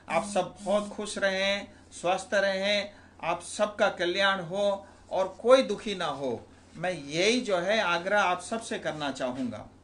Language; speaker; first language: Hindi; non-native, local second language; Nepali